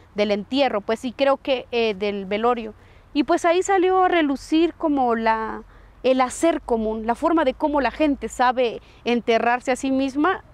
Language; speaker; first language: Spanish; native; Spanish